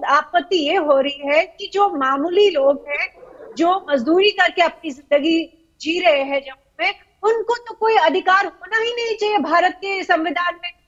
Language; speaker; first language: Hindi; native; Hindi